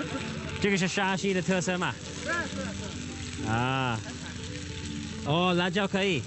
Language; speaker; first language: Chinese; non-native, fluent; English